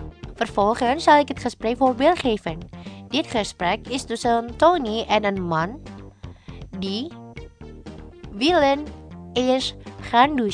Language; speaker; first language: Dutch; non-native, fluent; Indonesian